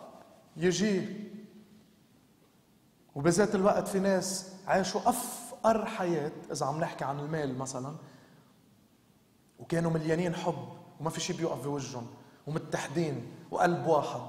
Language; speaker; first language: Arabic; native; Arabic